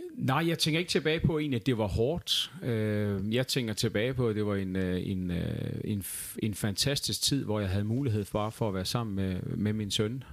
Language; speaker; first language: Danish; native; Danish